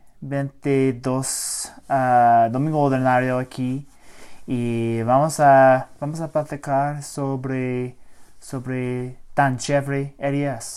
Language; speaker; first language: Spanish; early bilingual, heritage; English